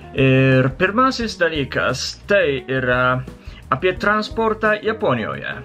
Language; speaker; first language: Lithuanian; non-native, learner; Japanese